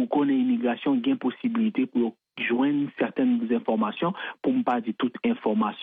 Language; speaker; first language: French; non-native, local second language; Haitian Creole